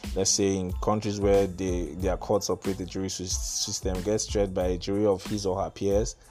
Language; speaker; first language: English; non-native, local second language; Igbo